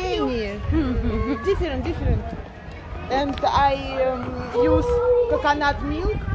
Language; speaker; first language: English; non-native, learner; Russian